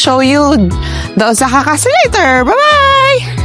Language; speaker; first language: English; non-native, local second language; Filipino